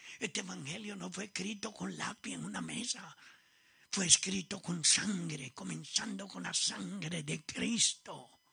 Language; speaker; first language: Spanish; early bilingual, other home language; Italian